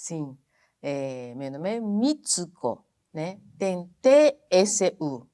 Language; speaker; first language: Portuguese; non-native, fluent; Japanese